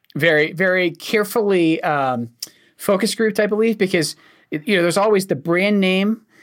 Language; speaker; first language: English; native; English